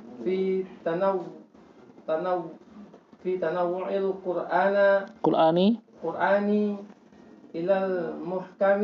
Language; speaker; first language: Arabic; non-native, learner; Indonesian